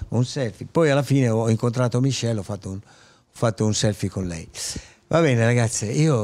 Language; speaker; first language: Italian; native; Italian